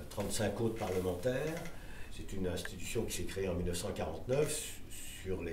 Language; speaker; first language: French; native; French